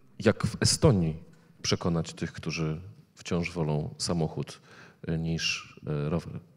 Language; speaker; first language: Polish; native; Polish